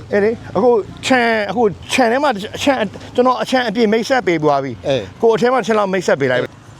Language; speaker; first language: Burmese; native; Burmese